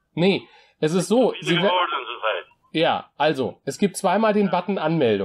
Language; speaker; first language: German; native; German